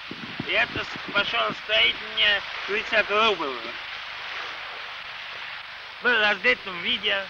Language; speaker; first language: Russian; non-native, local second language; Estonian